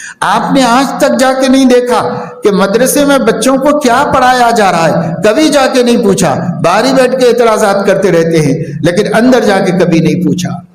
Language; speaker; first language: Urdu; native; Urdu